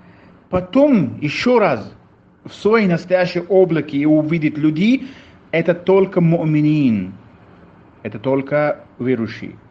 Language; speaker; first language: Russian; non-native, fluent; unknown